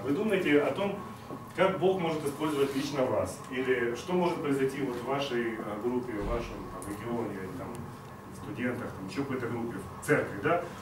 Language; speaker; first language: Russian; native; Russian